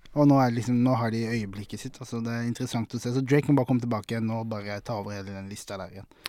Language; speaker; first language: Norwegian; native; Norwegian